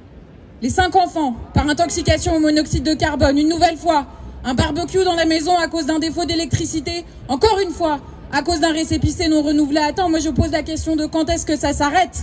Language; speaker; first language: French; native; French